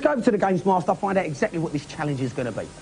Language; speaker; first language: English; native; English